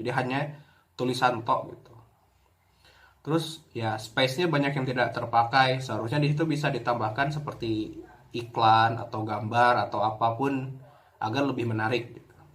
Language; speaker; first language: Indonesian; native; Indonesian